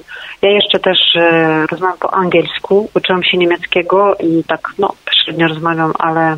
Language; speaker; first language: Polish; non-native, fluent; Ukrainian